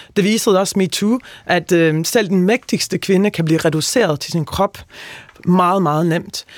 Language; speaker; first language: Danish; early bilingual, heritage; Norwegian